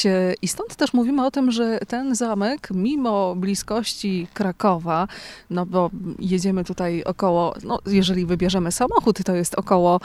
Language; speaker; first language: Polish; native; Polish